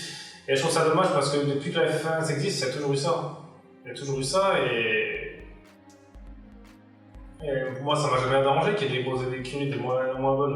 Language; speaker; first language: French; native; French